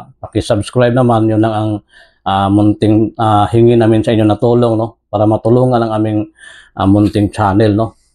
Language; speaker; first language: Filipino; non-native, local second language; Cebuano